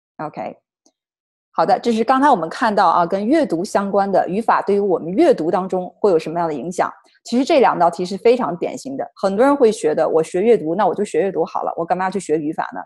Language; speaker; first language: Chinese; native; Chinese